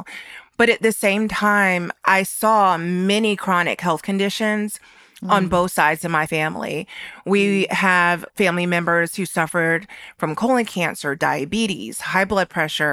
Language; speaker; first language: English; native; English